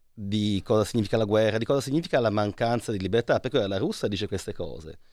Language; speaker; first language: Italian; native; Italian